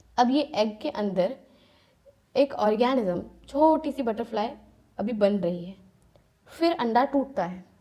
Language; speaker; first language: Hindi; native; Hindi